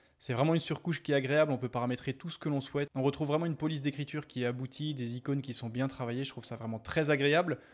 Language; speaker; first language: French; native; French